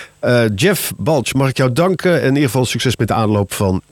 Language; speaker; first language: Dutch; native; Dutch